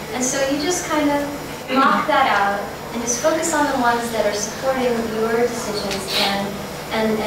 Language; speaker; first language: English; native; English